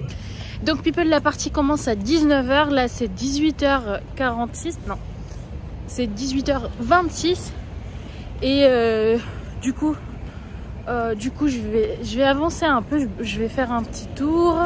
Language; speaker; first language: French; non-native, local second language; Arabic